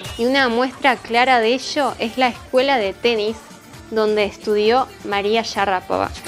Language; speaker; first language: Spanish; non-native, fluent; Russian